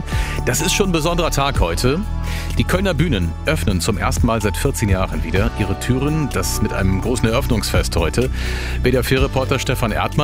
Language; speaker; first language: German; native; German